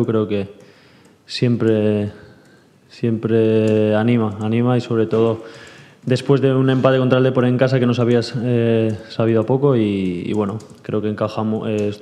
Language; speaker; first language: Spanish; native; Spanish